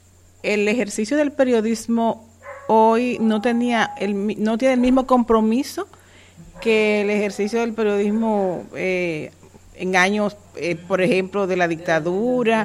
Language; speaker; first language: Spanish; native; Spanish